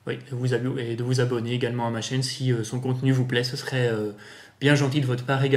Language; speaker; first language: French; native; French